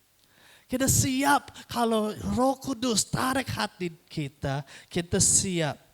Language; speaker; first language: Indonesian; non-native, fluent; English